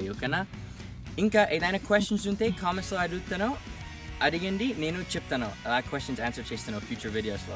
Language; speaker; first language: Telugu; non-native, learner; English